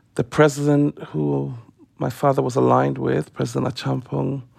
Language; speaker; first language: English; non-native, local second language; Akan